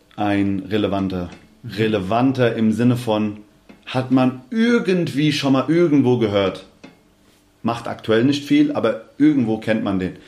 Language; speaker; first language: German; native; German